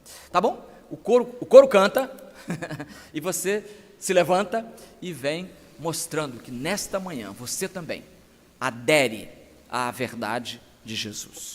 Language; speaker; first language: Portuguese; native; Portuguese